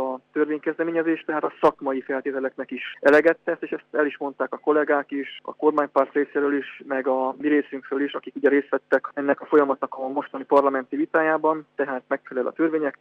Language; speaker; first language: Hungarian; native; Hungarian